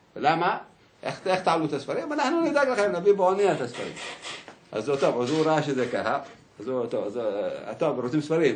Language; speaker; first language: Hebrew; early bilingual, other home language; Arabic